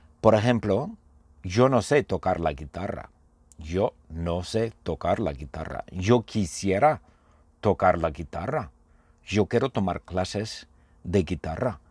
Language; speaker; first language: Spanish; non-native, fluent; English